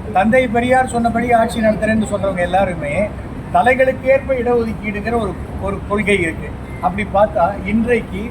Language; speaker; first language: Tamil; native; Tamil